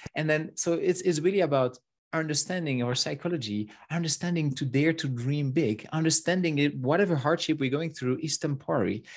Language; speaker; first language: English; non-native, fluent; French